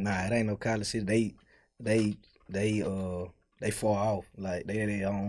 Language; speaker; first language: English; native; English